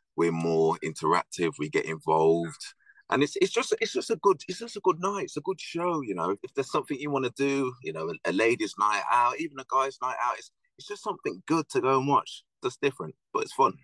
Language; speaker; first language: English; native; English